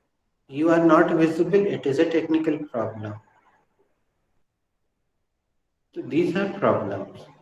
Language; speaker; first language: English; non-native, local second language; Hindi